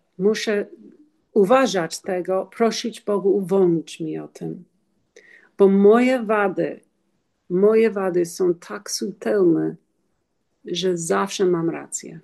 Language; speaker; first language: Polish; non-native, learner; English